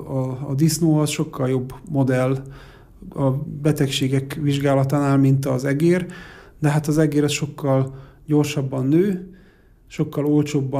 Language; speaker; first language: Hungarian; native; Hungarian